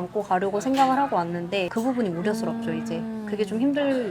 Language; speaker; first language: Korean; native; Korean